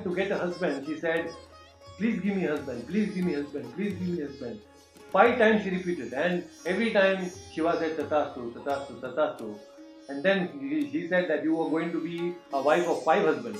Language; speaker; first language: English; non-native, local second language; Kannada